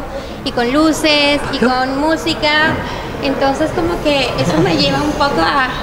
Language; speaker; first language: Spanish; native; Spanish